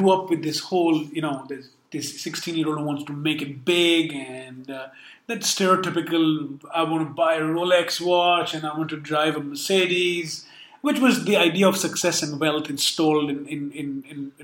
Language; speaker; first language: English; non-native, local second language; Urdu